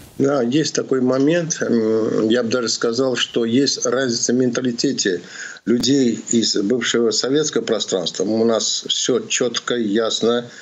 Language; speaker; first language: Russian; non-native, local second language; Azerbaijani